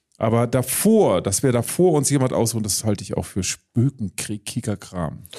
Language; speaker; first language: German; native; German